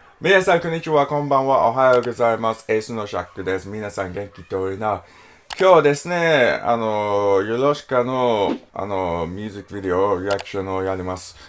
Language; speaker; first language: Japanese; non-native, learner; English